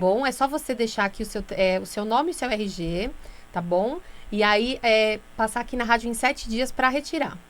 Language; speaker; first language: Portuguese; native; Portuguese